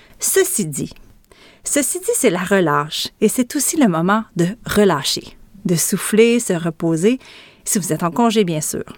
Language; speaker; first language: French; native; French